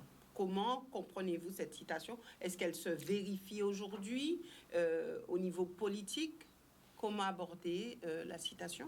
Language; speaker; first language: French; native; French